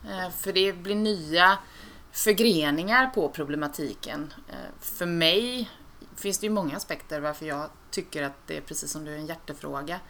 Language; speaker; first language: Swedish; native; Swedish